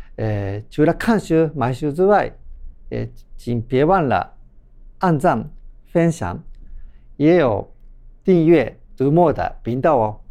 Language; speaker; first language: Chinese; non-native, fluent; Japanese